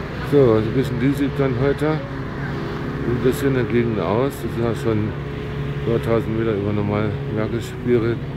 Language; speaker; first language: German; native; German